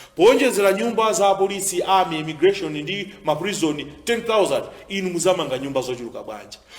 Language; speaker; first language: Nyanja; native; Nyanja